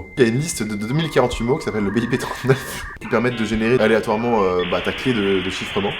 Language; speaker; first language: French; native; French